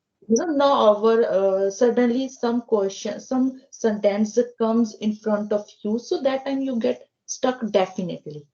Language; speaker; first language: English; non-native, learner; Hindi